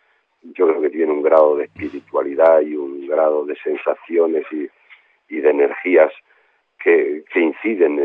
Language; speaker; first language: Spanish; native; Spanish